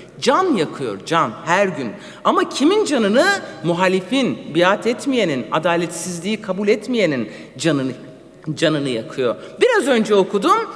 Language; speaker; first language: Turkish; non-native, local second language; Kurdish